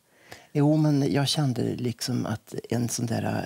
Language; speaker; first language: Swedish; native; Swedish